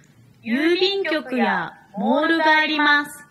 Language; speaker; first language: Japanese; non-native, learner; Indonesian